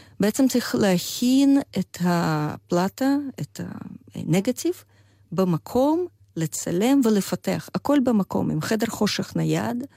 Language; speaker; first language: Hebrew; non-native, fluent; Russian